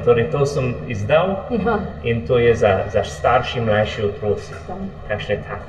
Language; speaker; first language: Slovenian; non-native, fluent; English